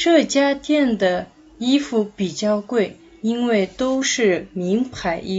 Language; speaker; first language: Chinese; non-native, fluent; Kazakh